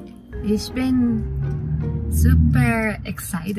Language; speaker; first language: German; non-native, learner; Korean